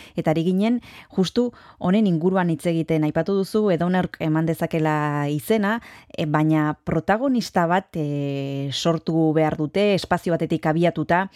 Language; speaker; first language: Basque; native; Basque